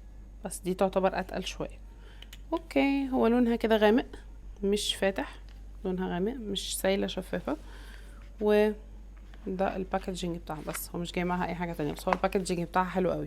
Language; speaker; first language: Arabic; native; Arabic